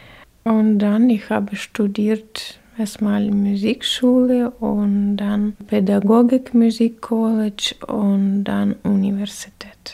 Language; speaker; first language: German; non-native, learner; Ukrainian